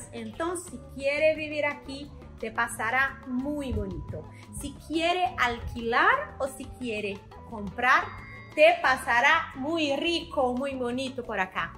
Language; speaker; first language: Spanish; non-native, learner; Portuguese